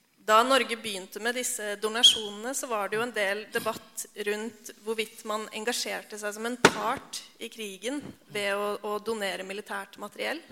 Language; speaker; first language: Norwegian; native; Norwegian